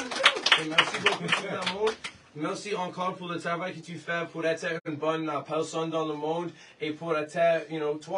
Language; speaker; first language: French; non-native, learner; English